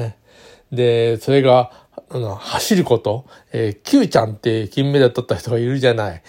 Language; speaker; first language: Japanese; native; Japanese